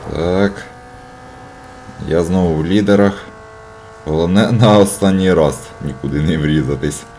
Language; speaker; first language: Ukrainian; native; Ukrainian